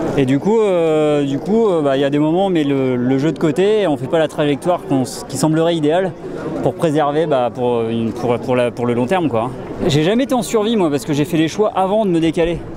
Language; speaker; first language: French; native; French